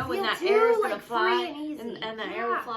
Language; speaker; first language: English; native; English